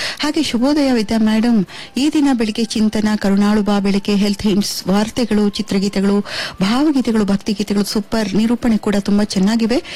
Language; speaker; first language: Kannada; native; Kannada